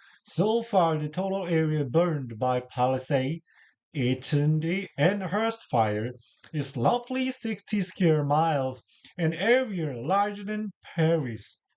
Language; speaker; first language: English; non-native, learner; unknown